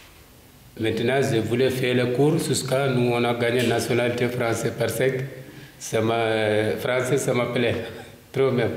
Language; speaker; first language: French; non-native, learner; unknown